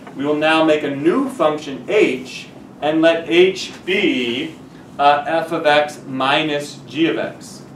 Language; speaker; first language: English; native; English